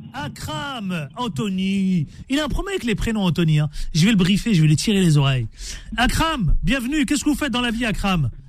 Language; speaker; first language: French; native; French